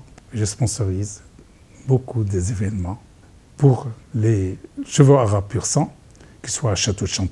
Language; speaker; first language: French; non-native, fluent; Arabic